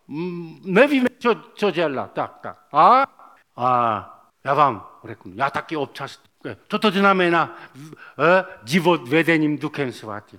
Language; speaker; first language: Czech; non-native, learner; Korean